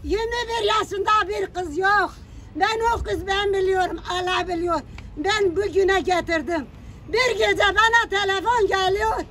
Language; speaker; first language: Turkish; non-native, local second language; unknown